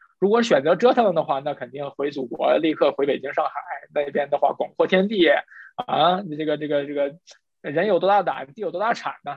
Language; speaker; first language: Chinese; native; Chinese